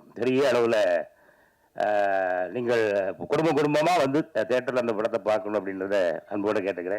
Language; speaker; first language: Tamil; native; Tamil